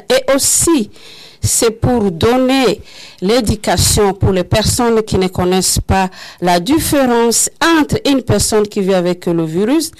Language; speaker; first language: French; non-native, local second language; Kinyarwanda